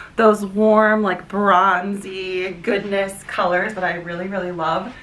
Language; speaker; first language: English; native; English